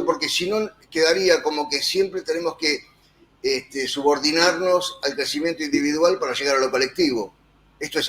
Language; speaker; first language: Spanish; native; Spanish